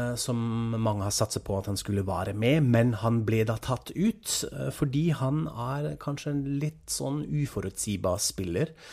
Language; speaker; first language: Norwegian; non-native, fluent; German